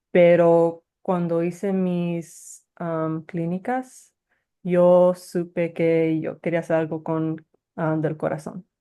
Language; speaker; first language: Spanish; early bilingual, heritage; Spanish